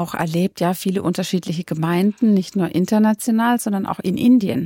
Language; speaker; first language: German; native; German